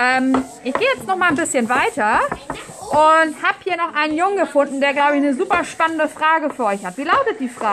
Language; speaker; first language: German; native; German